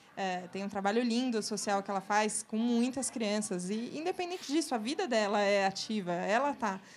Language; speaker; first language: Portuguese; native; Portuguese